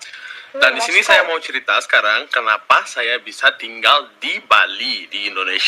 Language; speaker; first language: Indonesian; early bilingual, other home language; Russian